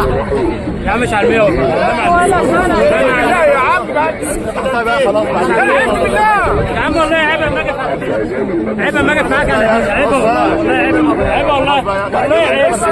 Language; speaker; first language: Arabic; native; Arabic